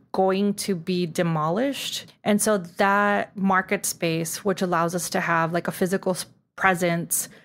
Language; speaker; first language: English; early bilingual, other home language; Spanish